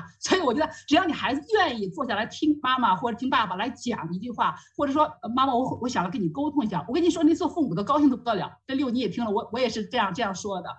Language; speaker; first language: Chinese; native; Chinese